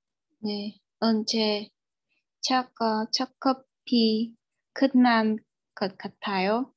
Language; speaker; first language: Korean; non-native, learner; Vietnamese